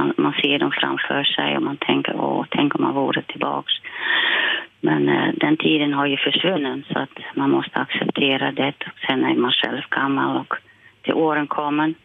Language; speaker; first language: Swedish; non-native, fluent; Dutch